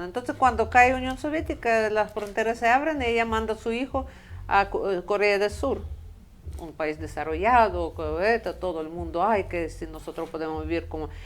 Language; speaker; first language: Spanish; non-native, fluent; Russian